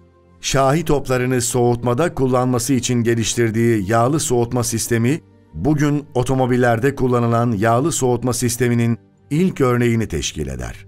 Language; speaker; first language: Turkish; native; Turkish